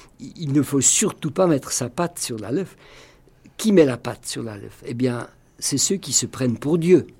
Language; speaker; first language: French; native; French